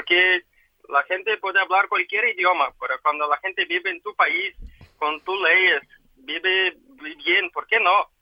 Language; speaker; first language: Spanish; non-native, learner; Ukrainian